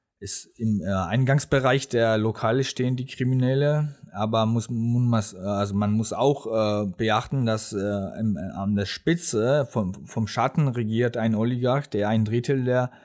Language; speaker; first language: German; non-native, fluent; Georgian